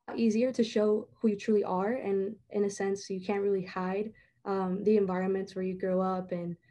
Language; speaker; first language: English; native; English